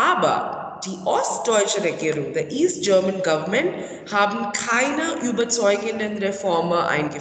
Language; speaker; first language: German; non-native, fluent; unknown